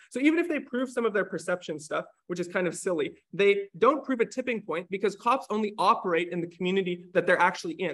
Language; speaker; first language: English; native; English